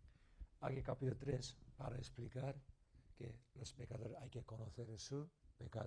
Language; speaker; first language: Spanish; non-native, learner; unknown